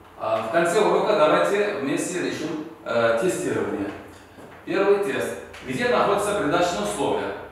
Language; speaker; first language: Russian; non-native, local second language; Uzbek